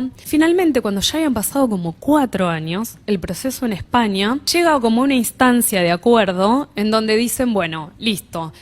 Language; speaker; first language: Spanish; native; Spanish